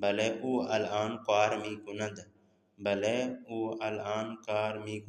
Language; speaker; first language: Persian; non-native, local second language; Urdu